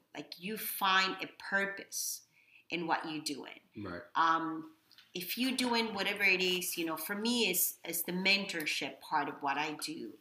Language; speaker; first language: English; non-native, fluent; Spanish